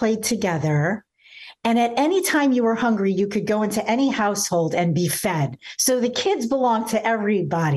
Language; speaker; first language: English; native; English